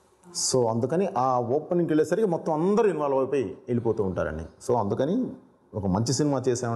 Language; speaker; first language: Telugu; native; Telugu